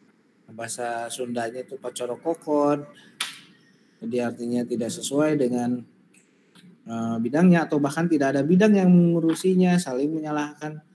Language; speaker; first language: Indonesian; native; Indonesian